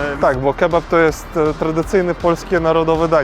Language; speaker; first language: Polish; non-native, fluent; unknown